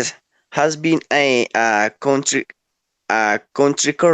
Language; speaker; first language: English; non-native, learner; Spanish